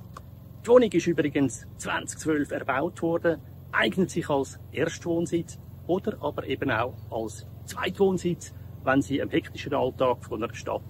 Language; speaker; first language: German; native; German